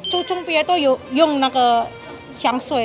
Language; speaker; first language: Chinese; non-native, learner; Indonesian